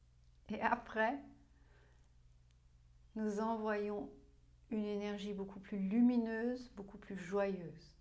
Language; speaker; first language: French; non-native, fluent; German